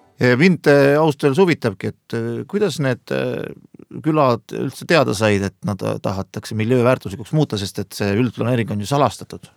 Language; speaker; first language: Estonian; native; Estonian